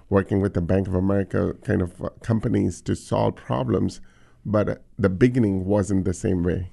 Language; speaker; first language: English; non-native, local second language; Tamil